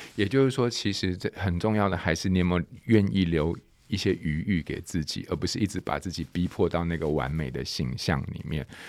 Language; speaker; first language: Chinese; native; Chinese